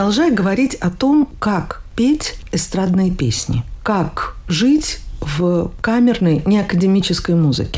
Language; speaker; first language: Russian; native; Russian